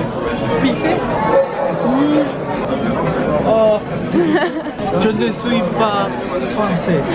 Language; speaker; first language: French; non-native, learner; Korean